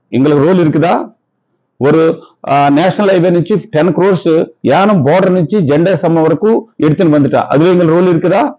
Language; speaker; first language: Tamil; non-native, local second language; Telugu